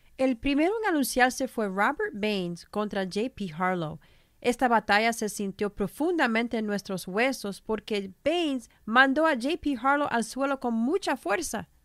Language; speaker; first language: Spanish; early bilingual, heritage; Spanish